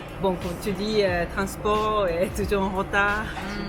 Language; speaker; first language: French; non-native, fluent; Japanese